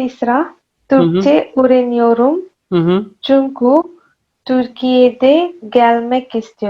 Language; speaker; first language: Turkish; non-native, learner; Urdu